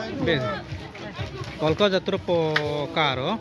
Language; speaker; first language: Italian; non-native, learner; Bangla